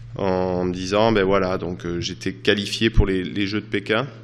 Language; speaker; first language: French; native; French